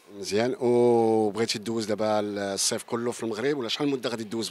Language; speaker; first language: Arabic; native; Arabic